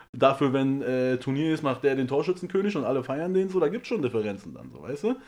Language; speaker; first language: German; early bilingual, other home language; Persian